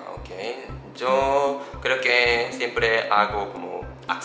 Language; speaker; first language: Spanish; non-native, learner; Japanese